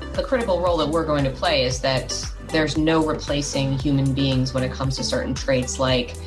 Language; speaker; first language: English; native; English